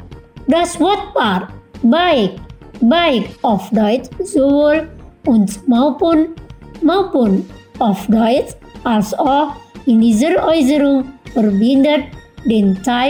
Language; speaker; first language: German; non-native, fluent; Indonesian